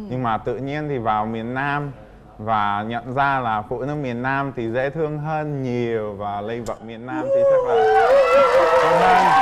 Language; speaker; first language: Vietnamese; non-native, fluent; Czech